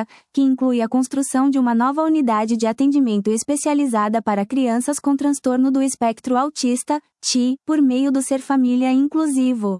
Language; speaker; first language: Portuguese; native; Portuguese